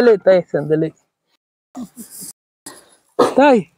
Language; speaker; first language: Filipino; non-native, learner; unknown